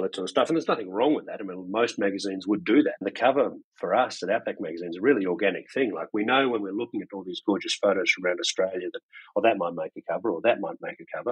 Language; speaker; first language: English; native; English